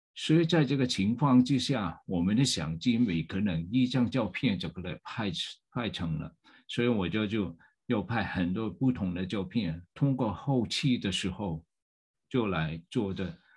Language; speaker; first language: Chinese; non-native, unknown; Cantonese